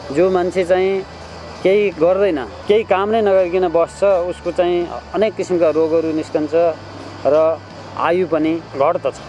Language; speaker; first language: Nepali; native; Nepali